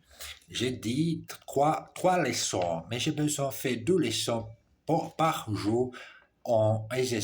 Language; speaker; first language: French; non-native, learner; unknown